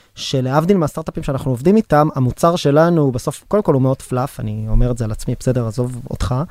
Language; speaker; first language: Hebrew; native; Hebrew